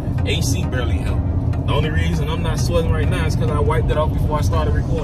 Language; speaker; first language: English; native; English